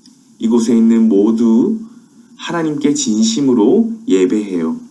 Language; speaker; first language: Korean; native; Korean